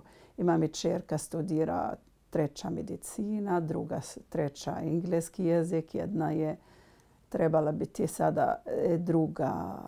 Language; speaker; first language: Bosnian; non-native, learner; Arabic